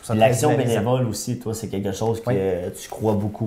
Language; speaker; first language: French; native; French